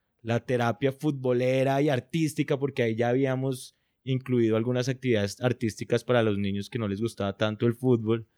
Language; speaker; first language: Spanish; native; Spanish